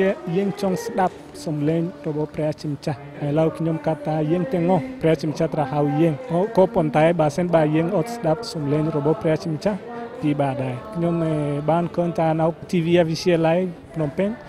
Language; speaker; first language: Khmer; non-native, learner; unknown